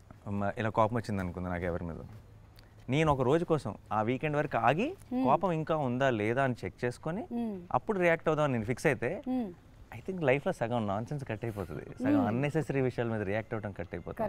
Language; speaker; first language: Telugu; native; Telugu